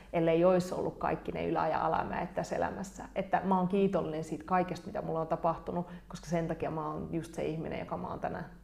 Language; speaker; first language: Finnish; native; Finnish